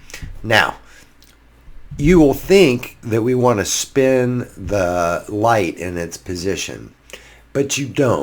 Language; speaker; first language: English; native; English